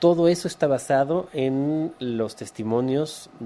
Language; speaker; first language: Spanish; native; Spanish